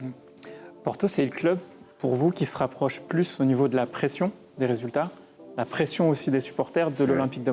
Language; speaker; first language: French; native; French